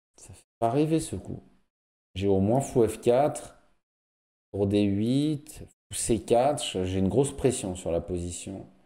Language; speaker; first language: French; native; French